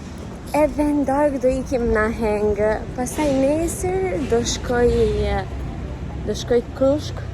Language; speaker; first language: Albanian; early bilingual, heritage; Albanian